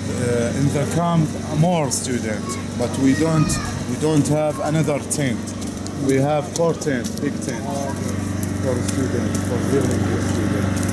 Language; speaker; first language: English; non-native, learner; Arabic